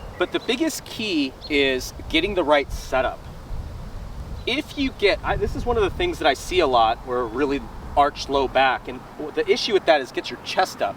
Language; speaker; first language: English; native; English